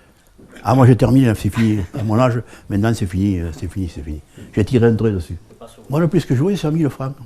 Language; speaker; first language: French; native; French